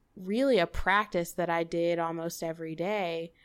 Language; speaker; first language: English; native; English